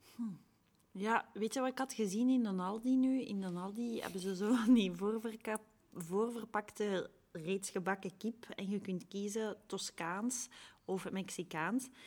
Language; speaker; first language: Dutch; native; Dutch